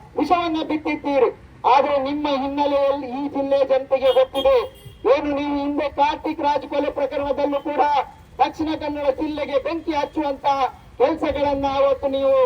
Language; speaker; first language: Kannada; native; Kannada